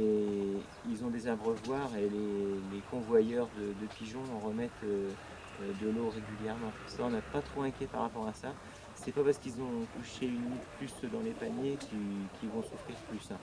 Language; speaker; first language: French; native; French